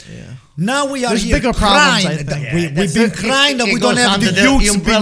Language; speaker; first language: English; non-native, fluent; Italian